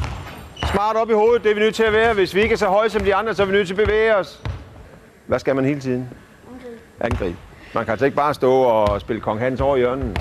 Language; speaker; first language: Danish; native; Danish